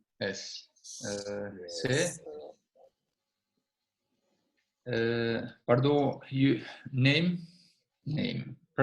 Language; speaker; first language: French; non-native, learner; Albanian